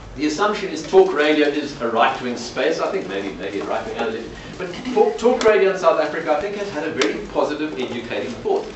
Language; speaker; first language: English; native; English